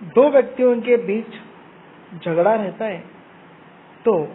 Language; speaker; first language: Hindi; non-native, local second language; Kannada